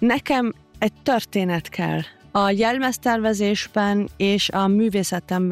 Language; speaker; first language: Hungarian; non-native, fluent; German